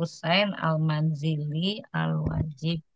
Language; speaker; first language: Arabic; non-native, learner; Indonesian